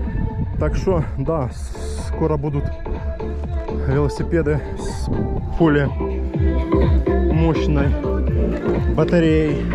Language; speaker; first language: Russian; native; Russian